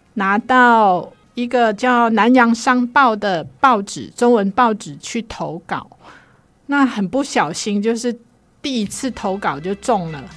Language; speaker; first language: Chinese; non-native, local second language; Cantonese